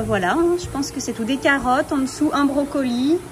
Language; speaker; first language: French; native; French